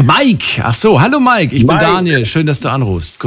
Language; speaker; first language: German; native; German